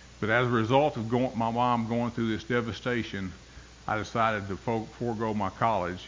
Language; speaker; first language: English; native; English